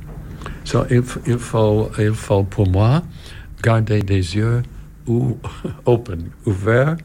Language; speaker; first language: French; non-native, learner; English